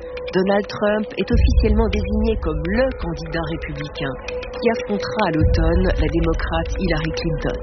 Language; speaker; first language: French; native; French